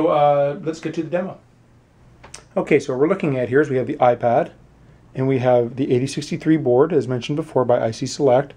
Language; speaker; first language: English; native; English